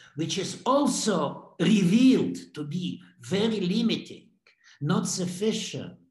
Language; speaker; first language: English; non-native, fluent; Russian